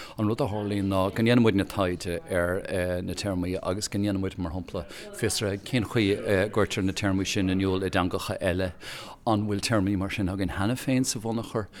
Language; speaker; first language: Irish; native; Irish